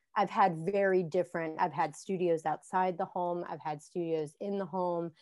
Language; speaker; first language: English; native; English